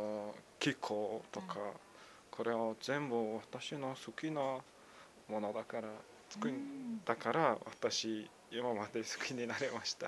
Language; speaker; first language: Japanese; non-native, learner; Mongolian